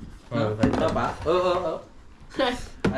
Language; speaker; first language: Japanese; non-native, learner; Filipino